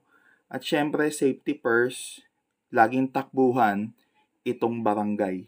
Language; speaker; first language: Filipino; native; Filipino